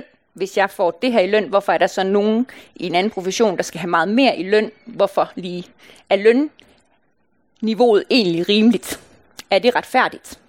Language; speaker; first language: Danish; native; Danish